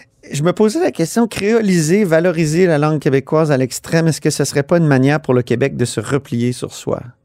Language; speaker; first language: French; native; French